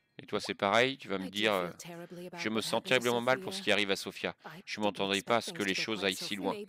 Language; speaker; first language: French; native; French